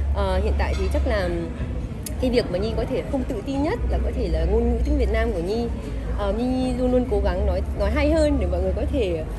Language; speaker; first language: Vietnamese; early bilingual, heritage; Vietnamese